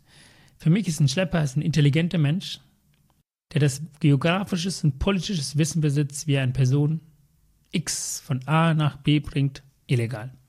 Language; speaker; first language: German; early bilingual, other home language; Tamil